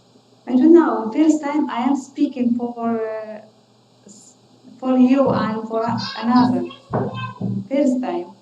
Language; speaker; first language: English; non-native, learner; Kurdish